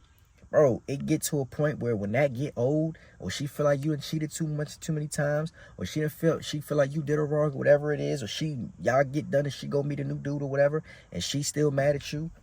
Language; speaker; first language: English; native; English